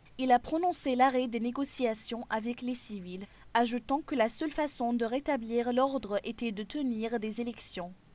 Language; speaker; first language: French; native; French